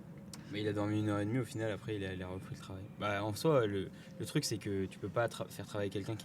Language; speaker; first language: French; native; French